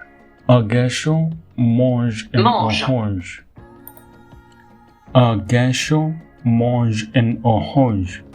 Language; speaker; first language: French; non-native, learner; Hindi